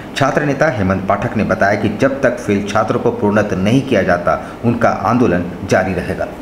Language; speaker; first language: Hindi; native; Hindi